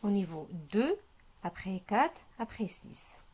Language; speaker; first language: French; non-native, local second language; Arabic